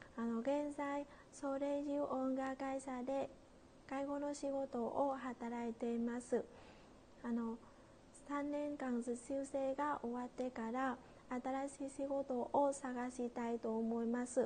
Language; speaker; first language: Japanese; non-native, learner; Vietnamese